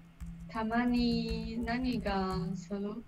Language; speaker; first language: Japanese; non-native, learner; English